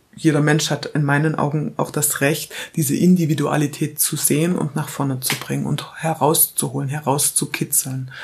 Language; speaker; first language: German; native; German